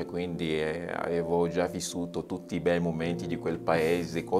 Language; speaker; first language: Italian; non-native, fluent; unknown